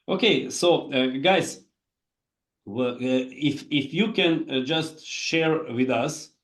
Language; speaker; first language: English; non-native, fluent; Hungarian